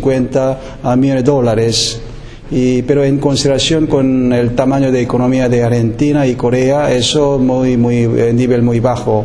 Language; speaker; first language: Spanish; non-native, fluent; Korean